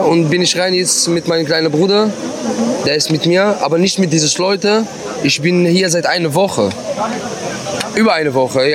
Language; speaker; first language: German; non-native, fluent; Arabic